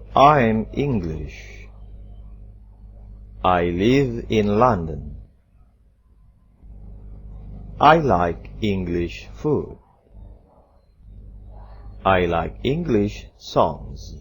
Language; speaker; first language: English; non-native, fluent; Indonesian